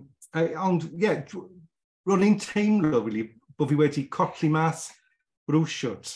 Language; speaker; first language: Welsh; non-native, local second language; English